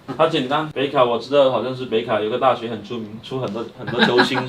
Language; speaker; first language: Chinese; native; Chinese